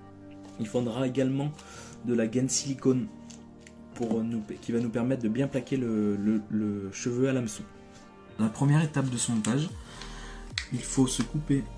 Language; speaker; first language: French; native; French